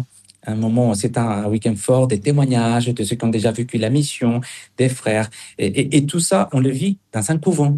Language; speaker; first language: French; non-native, fluent; Spanish